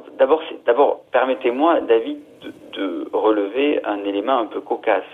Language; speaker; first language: French; native; French